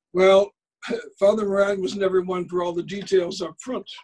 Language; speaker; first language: English; native; English